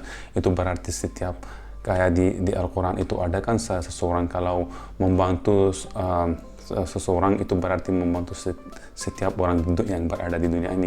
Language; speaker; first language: Indonesian; non-native, fluent; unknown